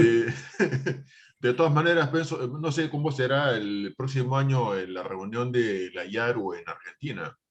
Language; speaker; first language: Spanish; native; Spanish